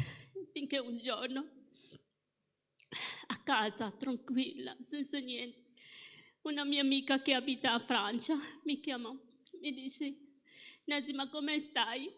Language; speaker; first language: Italian; non-native, fluent; Morisyen